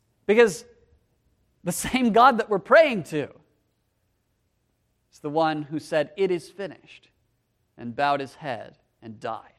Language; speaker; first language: English; native; English